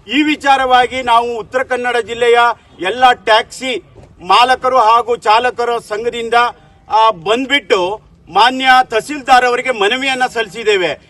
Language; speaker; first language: Kannada; native; Kannada